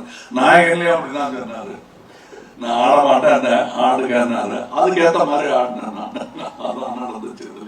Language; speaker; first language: Tamil; native; Tamil